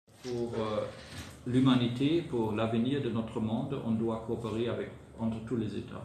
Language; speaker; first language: French; non-native, fluent; German